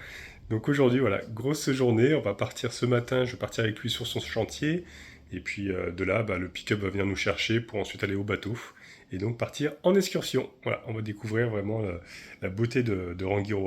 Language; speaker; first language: French; native; French